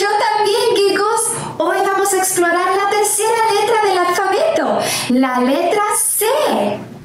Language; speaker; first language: Spanish; non-native, fluent; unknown